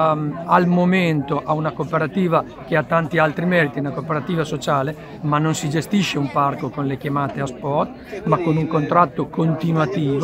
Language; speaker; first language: Italian; native; Italian